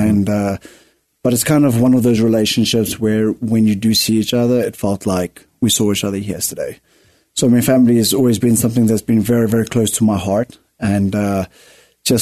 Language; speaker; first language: English; non-native, local second language; Afrikaans